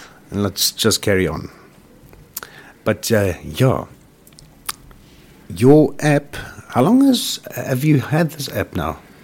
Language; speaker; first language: English; non-native, local second language; Afrikaans